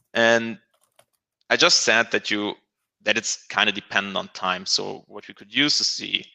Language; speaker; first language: English; non-native, fluent; German